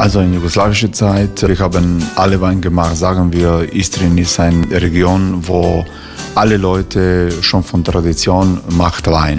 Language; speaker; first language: German; non-native, learner; Croatian